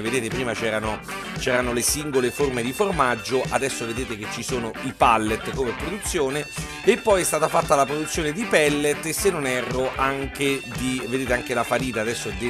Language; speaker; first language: Italian; native; Italian